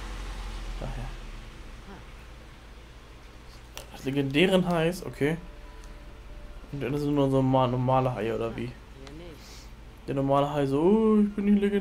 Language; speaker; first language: German; native; German